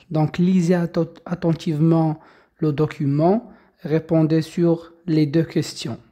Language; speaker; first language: French; non-native, local second language; Arabic